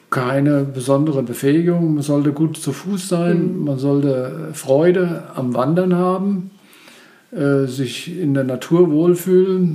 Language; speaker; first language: German; native; German